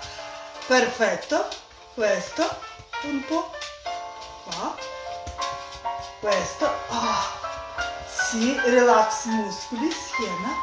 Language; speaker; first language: Italian; non-native, learner; Russian